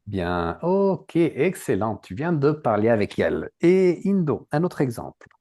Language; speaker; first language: French; native; French